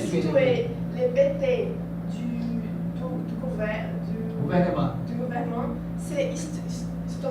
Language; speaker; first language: French; non-native, learner; Portuguese